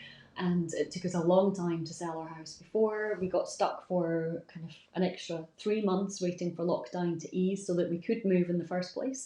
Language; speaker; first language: English; native; English